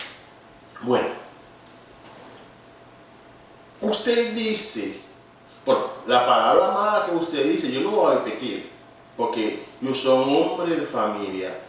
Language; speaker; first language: Spanish; non-native, learner; Haitian Creole